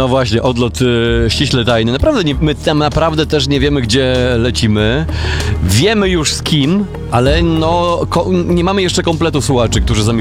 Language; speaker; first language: Polish; native; Polish